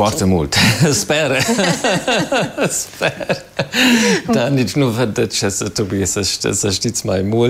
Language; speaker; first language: Romanian; non-native, fluent; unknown